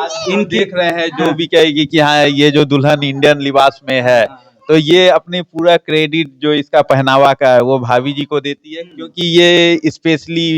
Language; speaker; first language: Hindi; native; Hindi